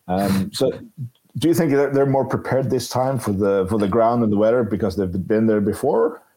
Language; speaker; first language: English; non-native, fluent; Norwegian